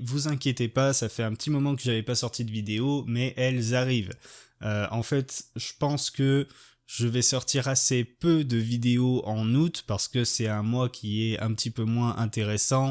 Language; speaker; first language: French; native; French